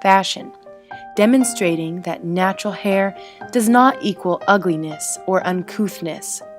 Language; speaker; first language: English; native; English